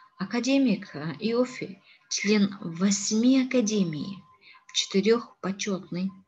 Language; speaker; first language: Russian; non-native, local second language; Kazakh